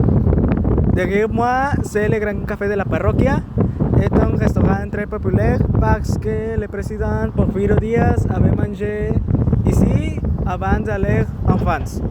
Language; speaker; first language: French; non-native, learner; Spanish